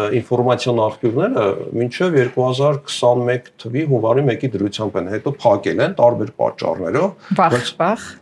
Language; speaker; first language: Armenian; native; Armenian